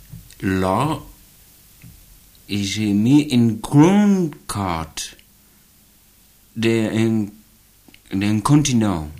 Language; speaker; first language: French; non-native, learner; English